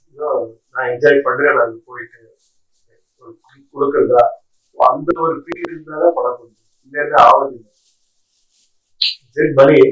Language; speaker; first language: Tamil; non-native, learner; Kannada